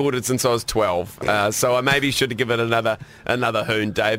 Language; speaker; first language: English; native; English